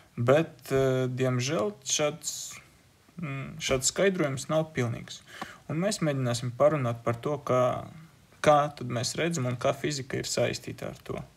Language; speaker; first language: Latvian; non-native, local second language; Russian